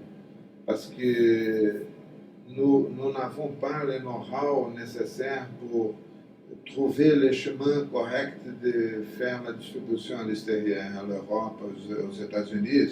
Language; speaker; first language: French; non-native, fluent; Portuguese